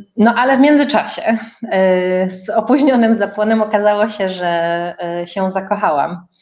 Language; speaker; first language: Polish; native; Polish